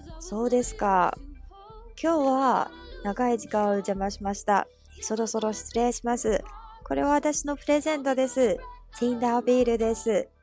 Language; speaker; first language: Japanese; non-native, fluent; Chinese